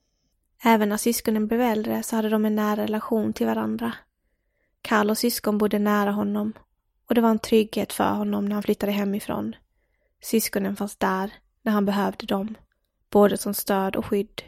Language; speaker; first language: Swedish; native; Swedish